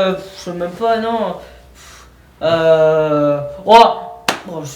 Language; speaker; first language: French; native; French